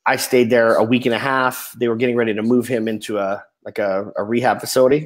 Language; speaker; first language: English; native; English